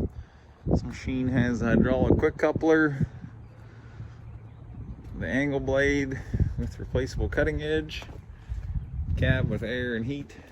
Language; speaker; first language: English; native; English